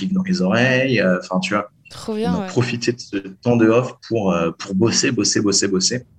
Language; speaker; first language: French; native; French